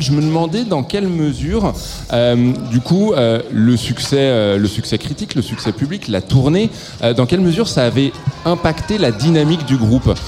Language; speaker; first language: French; native; French